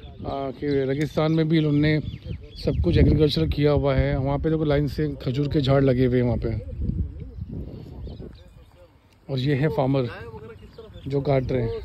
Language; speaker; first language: Hindi; native; Hindi